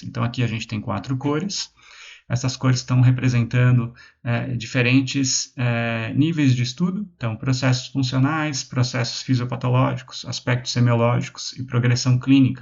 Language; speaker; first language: Portuguese; native; Portuguese